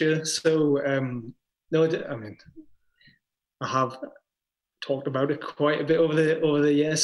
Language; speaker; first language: English; native; English